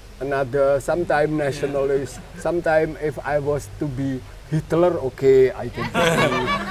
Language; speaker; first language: English; non-native, learner; Indonesian